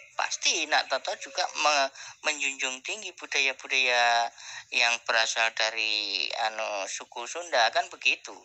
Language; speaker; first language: Indonesian; non-native, local second language; Javanese